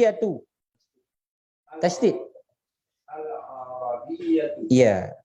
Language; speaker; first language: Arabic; non-native, fluent; Indonesian